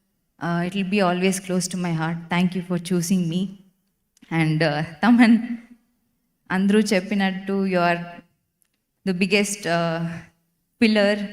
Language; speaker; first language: Telugu; non-native, fluent; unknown